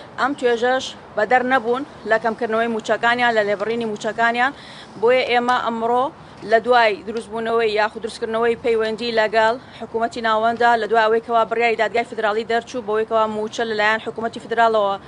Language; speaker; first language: Central Kurdish; native; Central Kurdish